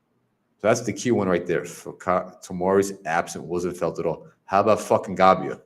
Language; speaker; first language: English; native; English